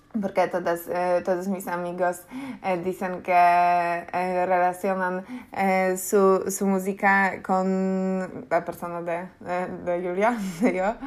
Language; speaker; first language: Spanish; non-native, learner; Polish